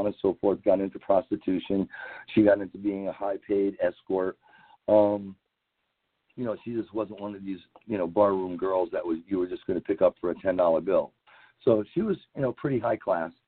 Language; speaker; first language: English; native; English